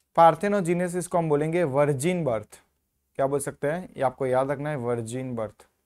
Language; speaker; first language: Hindi; non-native, local second language; Gujarati